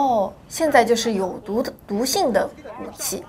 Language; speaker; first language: Chinese; native; Chinese